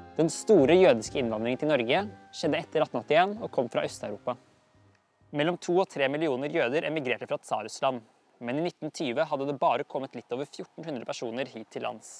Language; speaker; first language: Norwegian; native; Norwegian